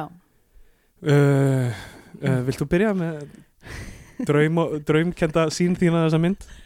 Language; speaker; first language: Icelandic; non-native, fluent; English